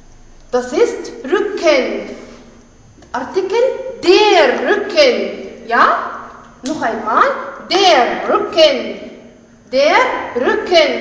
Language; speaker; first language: German; non-native, fluent; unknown